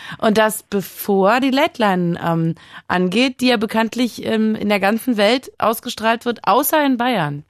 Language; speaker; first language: German; native; German